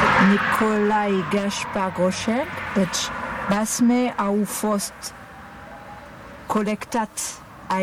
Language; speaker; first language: Romanian; non-native, learner; French